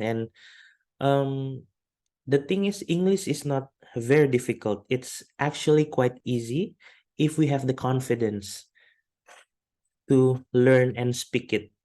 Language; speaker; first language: English; non-native, fluent; Indonesian